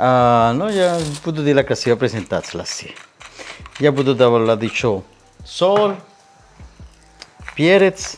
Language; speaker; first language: Russian; non-native, learner; Spanish